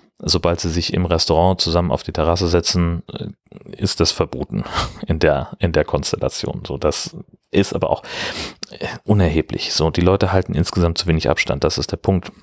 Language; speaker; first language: German; native; German